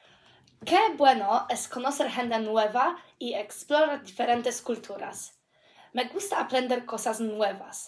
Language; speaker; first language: Spanish; non-native, learner; English